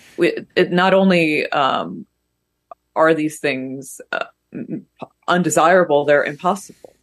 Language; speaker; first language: English; early bilingual, other home language; Russian